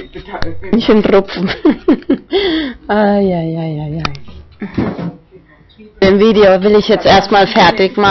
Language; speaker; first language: German; non-native, fluent; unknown